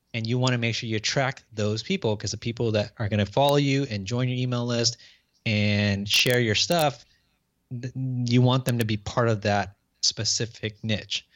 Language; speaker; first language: English; native; English